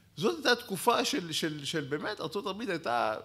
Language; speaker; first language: Hebrew; native; Hebrew